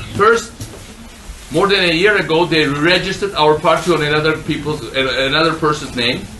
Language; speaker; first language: English; non-native, fluent; Georgian